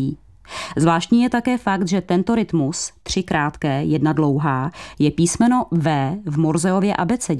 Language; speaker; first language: Czech; native; Czech